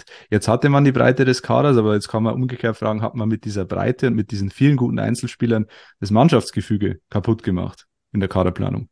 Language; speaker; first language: German; native; German